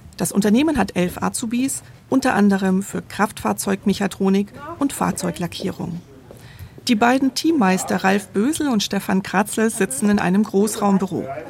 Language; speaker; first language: German; native; German